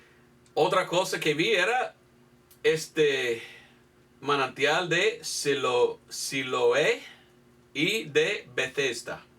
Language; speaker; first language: Spanish; non-native, fluent; English